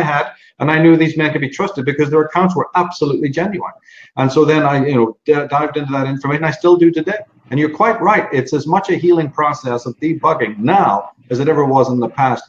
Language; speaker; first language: English; native; English